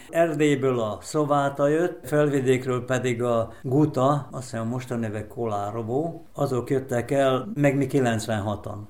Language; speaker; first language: Hungarian; native; Hungarian